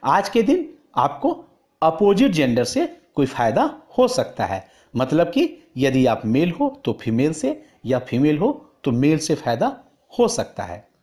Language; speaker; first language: Hindi; native; Hindi